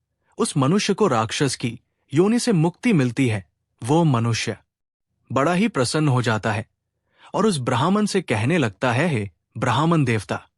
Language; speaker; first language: Hindi; native; Hindi